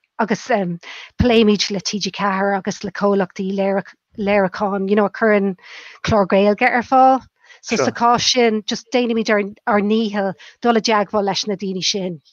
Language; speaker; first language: Irish; non-native, local second language; English